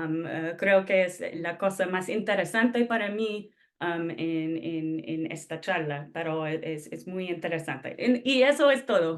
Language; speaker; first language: Spanish; non-native, fluent; English